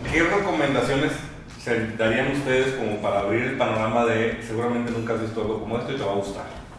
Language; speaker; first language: Spanish; native; Spanish